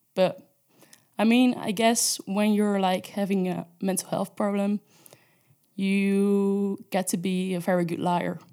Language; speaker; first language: English; non-native, fluent; Dutch